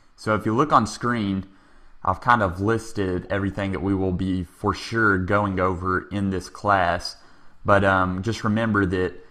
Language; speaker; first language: English; native; English